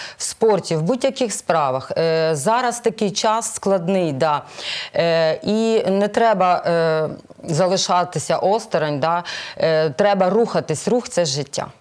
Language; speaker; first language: Ukrainian; native; Ukrainian